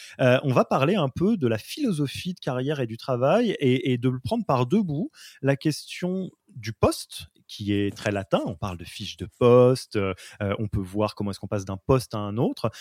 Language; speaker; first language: French; native; French